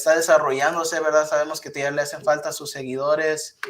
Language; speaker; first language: Spanish; early bilingual, heritage; Spanish